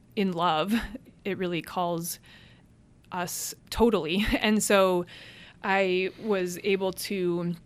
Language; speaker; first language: English; early bilingual, other home language; Hungarian